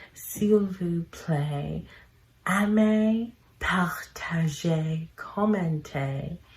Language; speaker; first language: French; non-native, learner; English